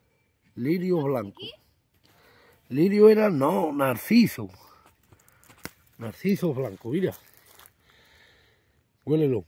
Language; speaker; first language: Spanish; native; Spanish